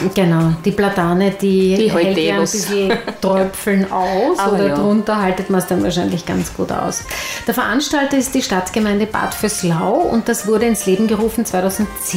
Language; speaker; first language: German; native; German